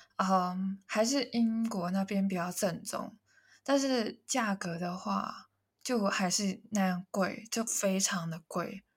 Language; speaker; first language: Chinese; non-native, local second language; Cantonese